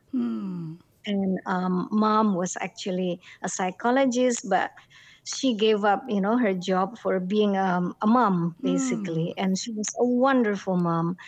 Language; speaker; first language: English; non-native, fluent; Indonesian